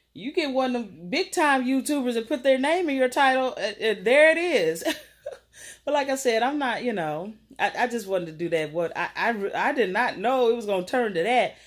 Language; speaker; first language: English; native; English